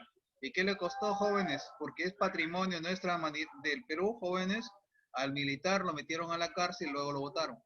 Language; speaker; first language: Spanish; native; Spanish